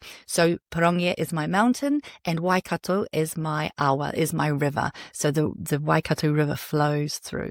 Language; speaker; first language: English; native; English